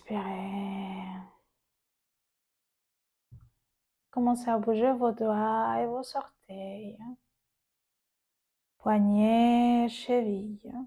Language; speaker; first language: French; native; French